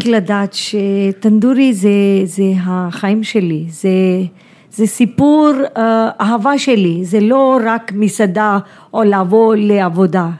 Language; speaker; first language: Hebrew; non-native, fluent; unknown